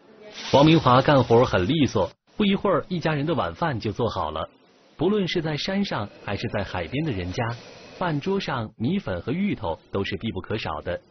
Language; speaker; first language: Chinese; native; Chinese